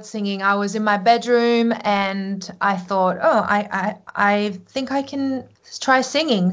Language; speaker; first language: English; early bilingual, other home language; Korean